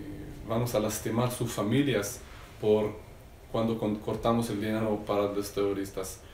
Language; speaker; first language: Spanish; non-native, learner; Hebrew